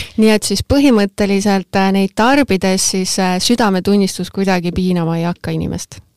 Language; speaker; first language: Estonian; native; Estonian